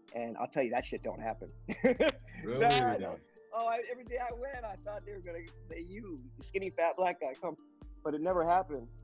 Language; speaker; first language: English; native; English